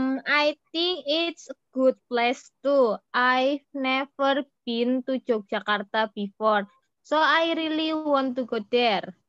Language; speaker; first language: English; non-native, learner; Indonesian